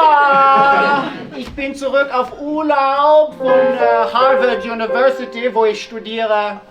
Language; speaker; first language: German; non-native, learner; Norwegian